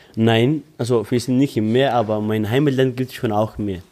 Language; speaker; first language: German; non-native, learner; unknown